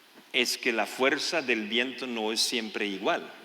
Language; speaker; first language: Spanish; non-native, fluent; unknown